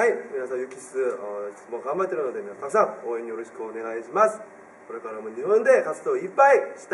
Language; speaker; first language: Japanese; non-native, fluent; Korean